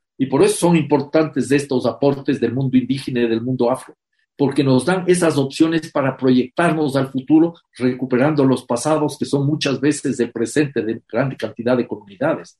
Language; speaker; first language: Spanish; native; Spanish